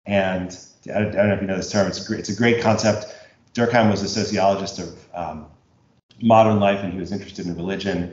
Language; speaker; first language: English; native; English